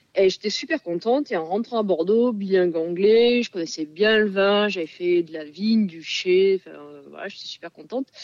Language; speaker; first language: French; native; French